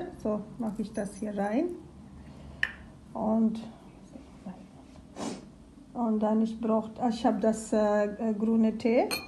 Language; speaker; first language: German; non-native, learner; Urdu